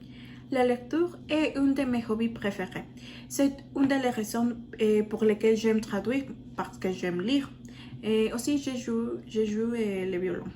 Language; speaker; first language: French; non-native, learner; Spanish